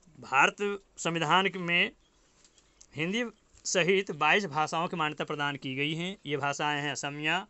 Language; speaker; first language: Hindi; native; Hindi